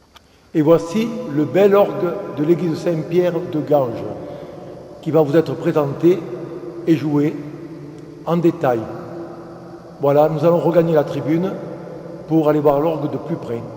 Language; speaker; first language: French; native; French